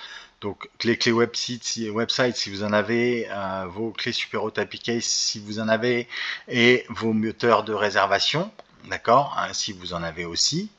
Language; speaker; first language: French; native; French